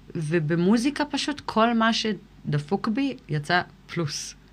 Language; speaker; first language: Hebrew; early bilingual, other home language; English